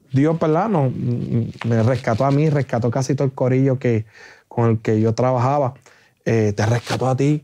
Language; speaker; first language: Spanish; native; Spanish